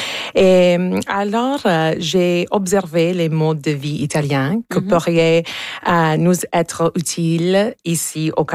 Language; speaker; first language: French; non-native, local second language; English